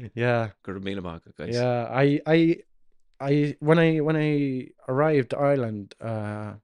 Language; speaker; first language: English; non-native, learner; Arabic